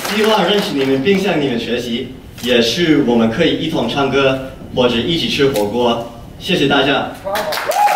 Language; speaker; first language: Chinese; non-native, learner; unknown